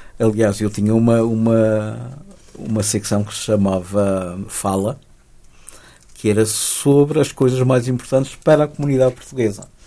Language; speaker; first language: Portuguese; early bilingual, heritage; Spanish